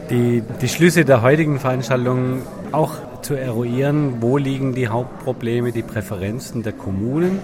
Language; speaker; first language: German; native; German